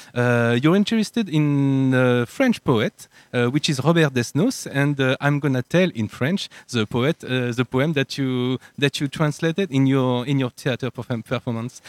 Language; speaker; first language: English; non-native, learner; French